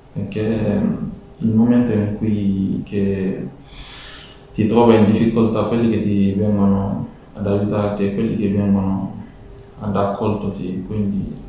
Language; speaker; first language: Italian; non-native, fluent; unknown